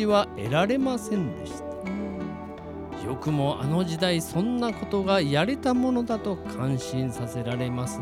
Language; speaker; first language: Japanese; native; Japanese